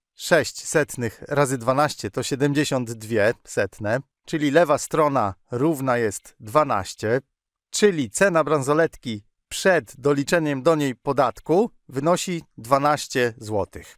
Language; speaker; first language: Polish; native; Polish